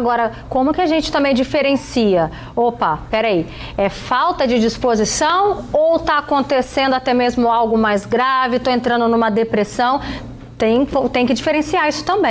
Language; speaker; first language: Portuguese; native; Portuguese